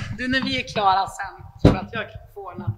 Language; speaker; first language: Swedish; native; Swedish